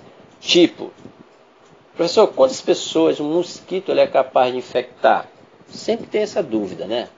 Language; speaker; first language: Portuguese; native; Portuguese